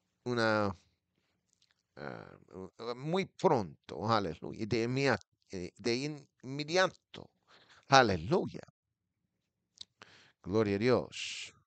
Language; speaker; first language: Spanish; non-native, fluent; English